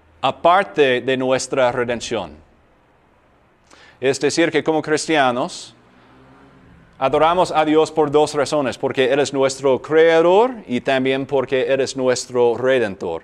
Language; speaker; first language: Spanish; non-native, fluent; English